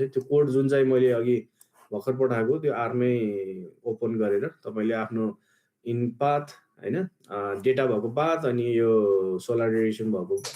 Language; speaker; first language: Nepali; native; Nepali